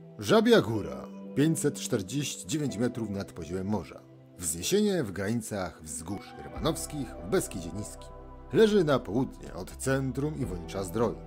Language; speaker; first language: Polish; native; Polish